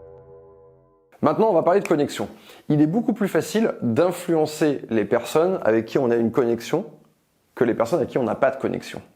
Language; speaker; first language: French; native; French